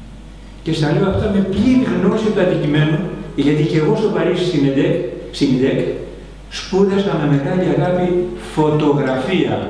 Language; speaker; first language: Greek; native; Greek